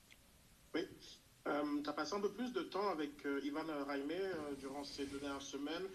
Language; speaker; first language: French; native; French